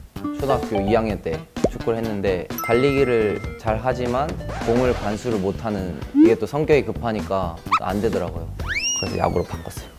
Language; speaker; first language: Korean; native; Korean